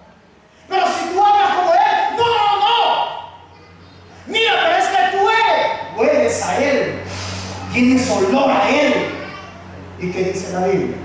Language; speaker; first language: Spanish; native; Spanish